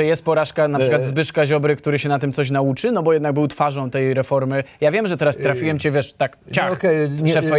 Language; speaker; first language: Polish; native; Polish